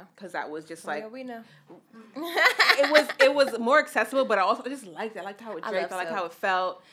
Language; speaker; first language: English; native; English